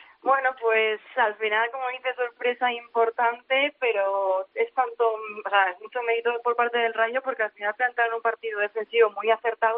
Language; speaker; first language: Spanish; native; Spanish